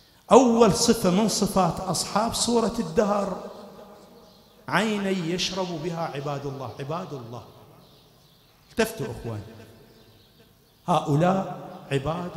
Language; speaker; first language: Arabic; native; Arabic